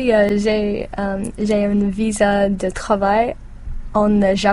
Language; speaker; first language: French; non-native, learner; English